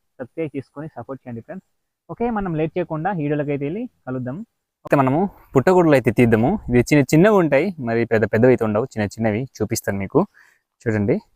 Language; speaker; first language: Telugu; non-native, local second language; Odia